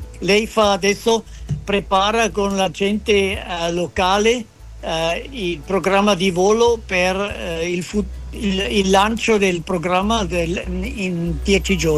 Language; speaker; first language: Italian; non-native, fluent; French